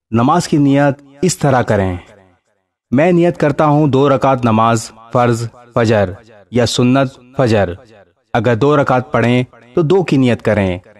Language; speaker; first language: Urdu; native; Urdu